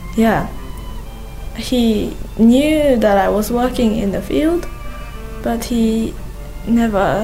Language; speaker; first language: English; non-native, fluent; Japanese